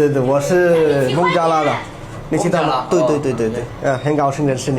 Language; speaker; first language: Chinese; non-native, learner; Bangla